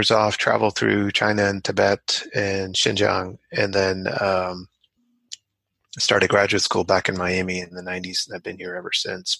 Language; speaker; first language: English; native; English